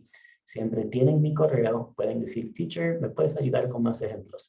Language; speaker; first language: Spanish; non-native, fluent; English